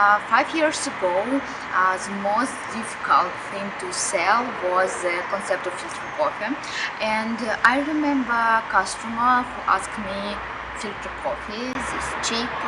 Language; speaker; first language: English; non-native, learner; Russian